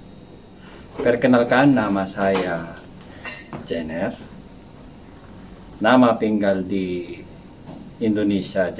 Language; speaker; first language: Indonesian; non-native, learner; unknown